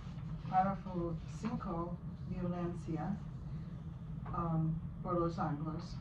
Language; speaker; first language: Spanish; non-native, learner; English